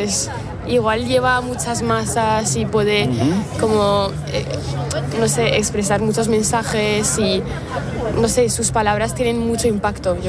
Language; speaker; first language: Spanish; non-native, fluent; French